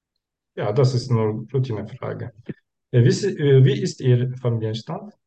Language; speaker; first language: German; non-native, learner; Turkish